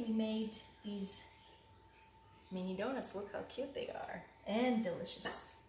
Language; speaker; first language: English; native; English